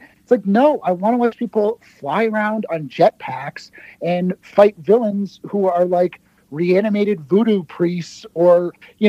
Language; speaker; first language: English; native; English